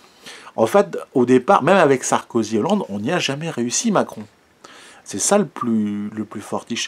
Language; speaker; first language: French; native; French